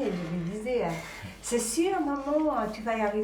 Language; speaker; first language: French; early bilingual, other home language; Albanian